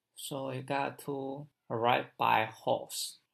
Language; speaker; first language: English; non-native, learner; Chinese